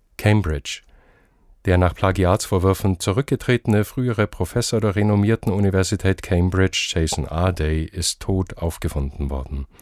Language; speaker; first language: German; native; German